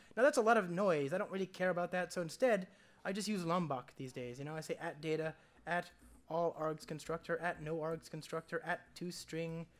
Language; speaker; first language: English; native; English